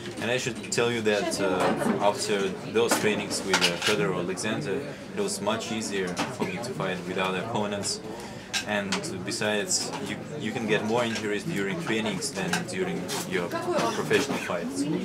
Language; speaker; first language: English; non-native, fluent; Russian